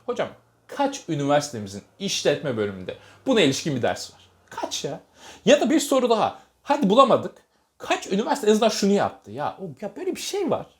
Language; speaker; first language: Turkish; native; Turkish